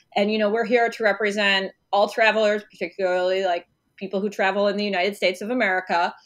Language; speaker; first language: English; native; English